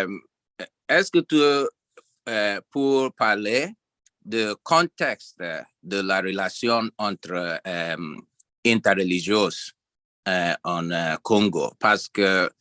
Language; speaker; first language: French; non-native, learner; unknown